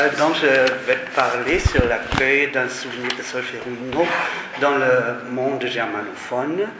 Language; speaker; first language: French; non-native, fluent; German